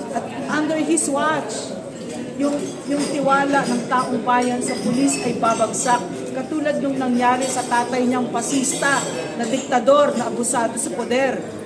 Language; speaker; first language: Filipino; native; Filipino